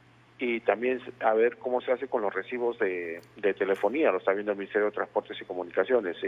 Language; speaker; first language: Spanish; native; Spanish